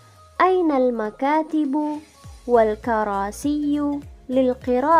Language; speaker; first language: Arabic; non-native, learner; Indonesian